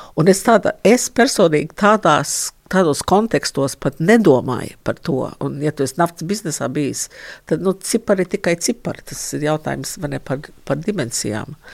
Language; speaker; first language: Latvian; early bilingual, heritage; Latvian